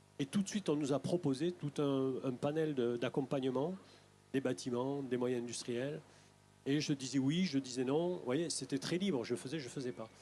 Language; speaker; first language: French; native; French